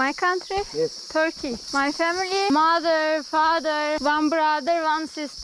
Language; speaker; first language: English; non-native, learner; Turkish